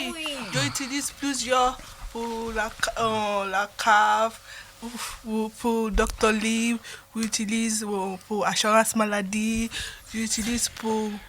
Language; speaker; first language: French; non-native, learner; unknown